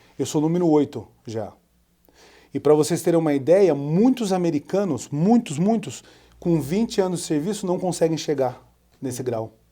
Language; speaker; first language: Portuguese; native; Portuguese